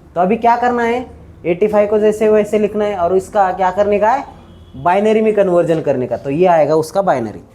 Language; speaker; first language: Hindi; non-native, local second language; Marathi